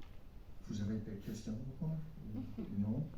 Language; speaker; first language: French; non-native, fluent; English